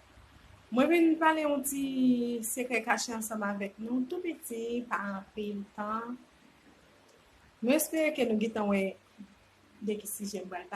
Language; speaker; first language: French; non-native, learner; Haitian Creole